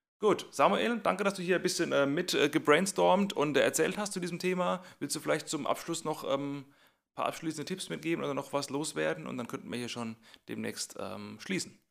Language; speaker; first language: German; native; German